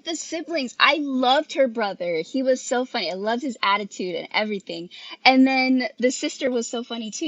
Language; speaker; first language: English; native; English